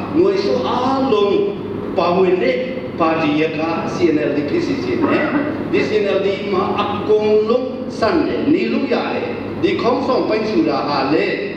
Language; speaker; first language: Burmese; non-native, local second language; Hakha Chin